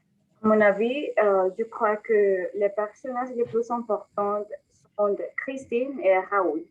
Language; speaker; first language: French; non-native, learner; Spanish